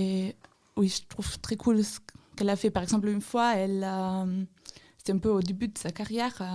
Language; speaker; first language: French; non-native, fluent; German